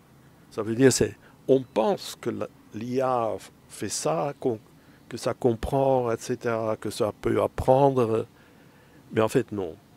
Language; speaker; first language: French; non-native, fluent; Dutch